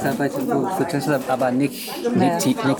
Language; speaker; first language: German; non-native, learner; English